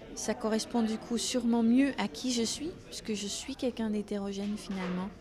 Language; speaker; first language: French; non-native, fluent; Dutch